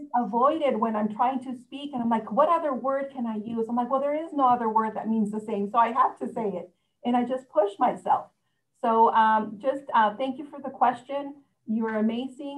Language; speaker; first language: English; non-native, fluent; Spanish